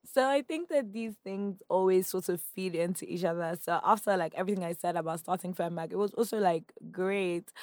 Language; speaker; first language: English; non-native, local second language; Yoruba